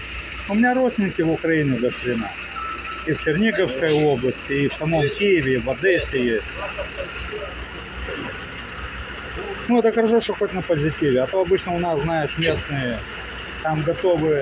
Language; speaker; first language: Russian; native; Russian